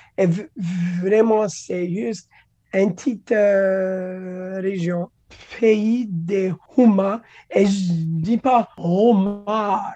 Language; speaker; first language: French; non-native, local second language; English